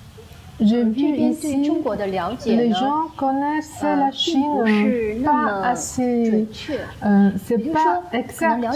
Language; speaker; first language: French; non-native, learner; Chinese